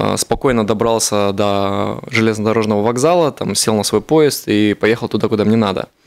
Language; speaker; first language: Russian; native; Russian